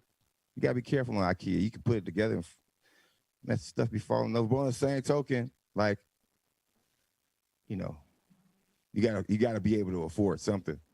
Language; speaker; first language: English; native; English